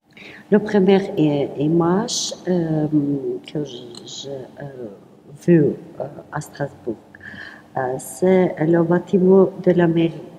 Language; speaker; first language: French; non-native, learner; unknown